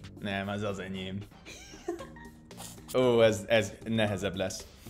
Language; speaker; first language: Hungarian; non-native, fluent; English